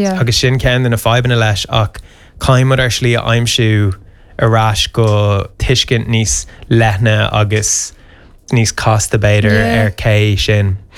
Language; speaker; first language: Irish; non-native, local second language; English